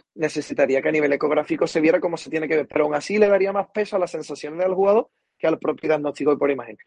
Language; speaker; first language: Spanish; native; Spanish